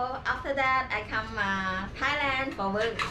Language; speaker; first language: English; non-native, learner; Thai